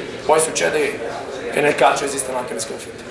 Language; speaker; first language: Italian; native; Italian